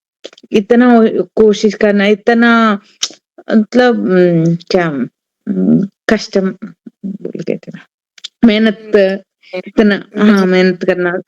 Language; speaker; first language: Hindi; non-native, learner; Telugu